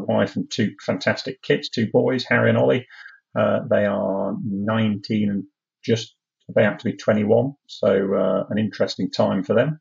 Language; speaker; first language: English; native; English